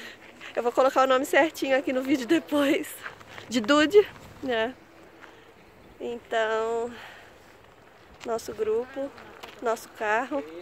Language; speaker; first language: Portuguese; native; Portuguese